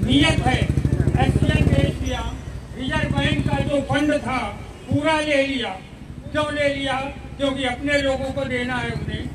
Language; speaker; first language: Hindi; native; Hindi